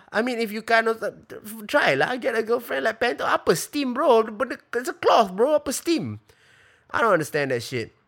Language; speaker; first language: English; native; English